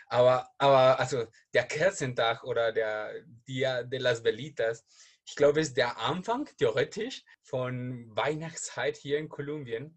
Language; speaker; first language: German; non-native, learner; Spanish